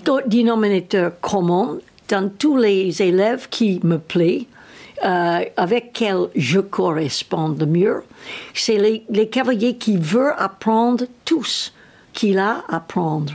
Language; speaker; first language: French; non-native, learner; English